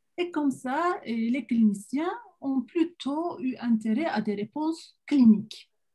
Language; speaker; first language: French; non-native, fluent; Turkish